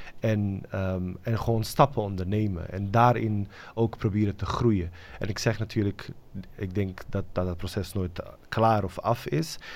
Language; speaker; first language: Dutch; non-native, fluent; Bosnian